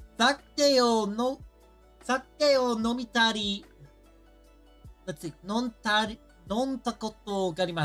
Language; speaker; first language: Japanese; non-native, learner; English